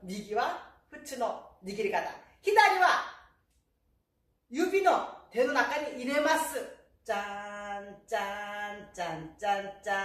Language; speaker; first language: Japanese; non-native, fluent; Korean